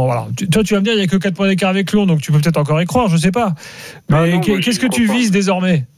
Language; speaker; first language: French; native; French